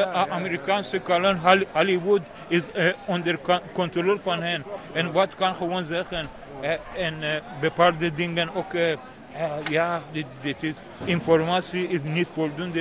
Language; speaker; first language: Dutch; non-native, learner; Persian